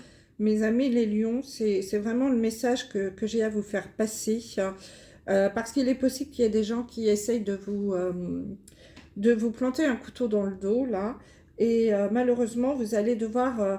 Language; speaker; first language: French; native; French